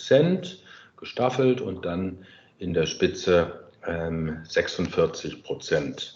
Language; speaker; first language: German; native; German